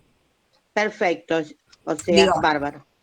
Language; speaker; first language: Spanish; native; Spanish